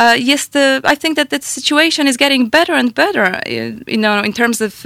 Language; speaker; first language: English; non-native, fluent; Polish